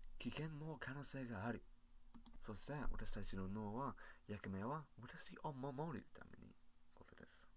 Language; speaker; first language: Japanese; non-native, learner; English